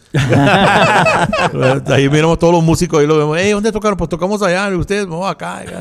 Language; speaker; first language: Spanish; early bilingual, heritage; Spanish